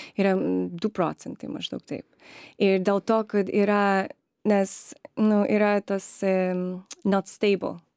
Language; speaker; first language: Lithuanian; early bilingual, other home language; English